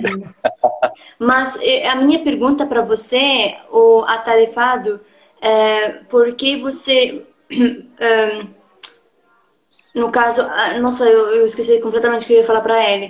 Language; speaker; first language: Portuguese; non-native, fluent; Arabic